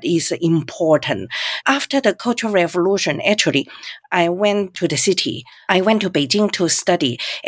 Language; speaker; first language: English; non-native, fluent; Cantonese